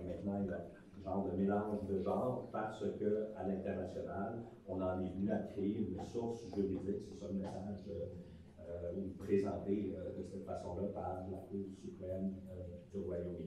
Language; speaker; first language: French; native; French